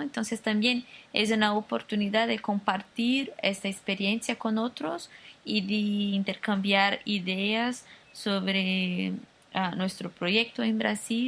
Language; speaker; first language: Spanish; non-native, local second language; Portuguese